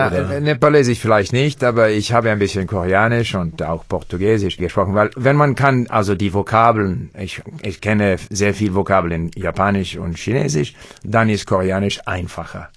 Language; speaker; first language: German; non-native, learner; English